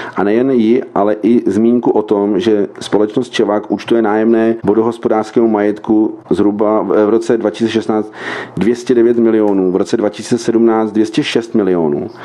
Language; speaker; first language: Czech; native; Czech